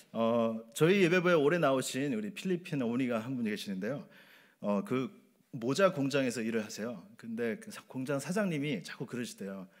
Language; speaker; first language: Korean; native; Korean